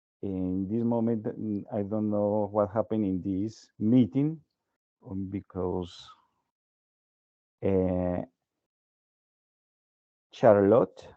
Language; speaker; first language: English; non-native, learner; Spanish